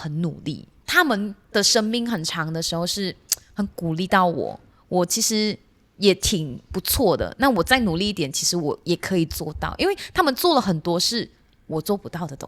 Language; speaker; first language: Chinese; non-native, local second language; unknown